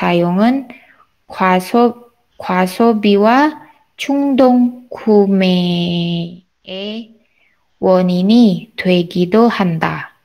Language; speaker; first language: Korean; non-native, learner; Indonesian